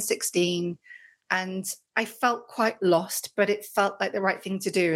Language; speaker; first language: English; native; English